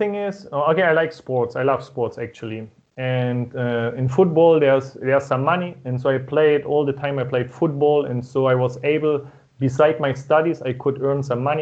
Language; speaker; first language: English; non-native, fluent; German